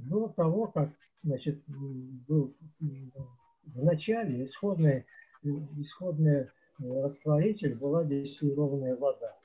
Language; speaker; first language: Russian; native; Russian